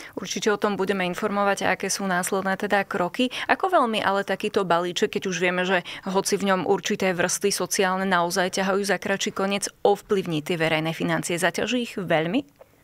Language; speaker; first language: Slovak; native; Slovak